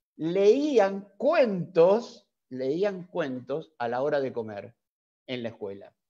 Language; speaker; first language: Spanish; native; Spanish